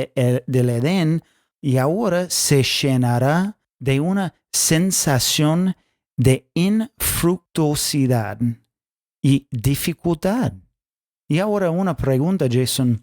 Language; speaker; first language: Spanish; non-native, fluent; English